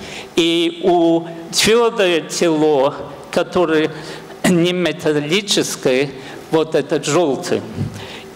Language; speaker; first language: Russian; non-native, fluent; English